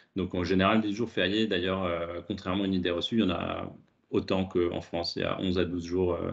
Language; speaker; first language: French; native; French